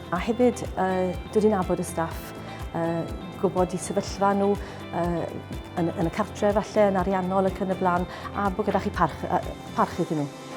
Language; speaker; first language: Welsh; native; Welsh